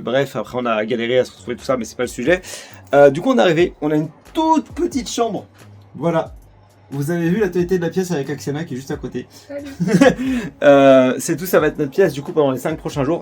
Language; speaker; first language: French; native; French